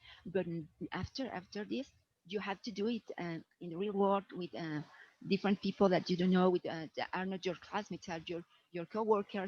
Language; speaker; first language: English; non-native, fluent; Spanish